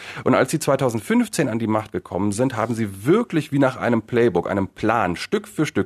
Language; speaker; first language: German; native; German